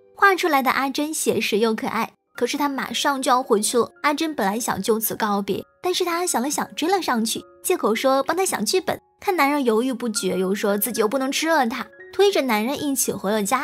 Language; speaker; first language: Chinese; native; Chinese